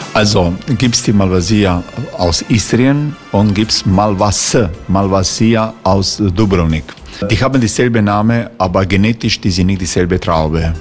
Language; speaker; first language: German; non-native, learner; Croatian